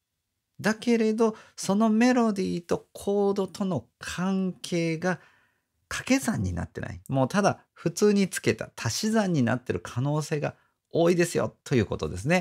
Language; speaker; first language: Japanese; native; Japanese